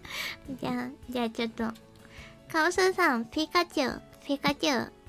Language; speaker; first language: Japanese; native; Japanese